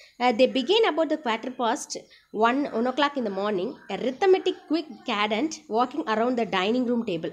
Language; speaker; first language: English; non-native, local second language; Tamil